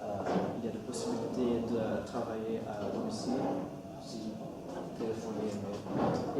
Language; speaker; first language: French; non-native, learner; Dutch